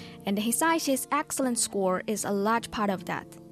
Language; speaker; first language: English; non-native, fluent; Chinese